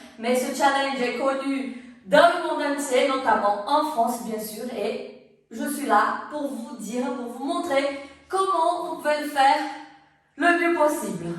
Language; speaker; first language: French; non-native, fluent; Portuguese